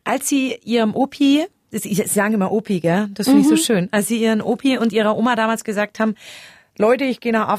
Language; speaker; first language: German; native; German